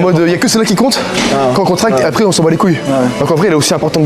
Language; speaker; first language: French; native; French